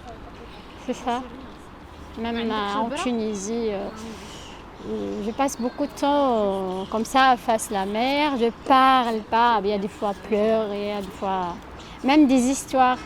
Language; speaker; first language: French; non-native, learner; Arabic